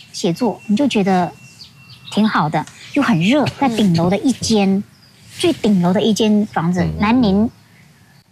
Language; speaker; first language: Chinese; non-native, local second language; Hakka Chinese